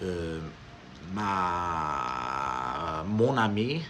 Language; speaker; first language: French; non-native, learner; Amharic